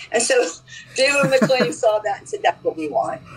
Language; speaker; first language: English; native; English